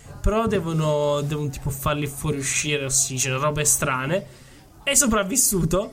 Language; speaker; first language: Italian; native; Italian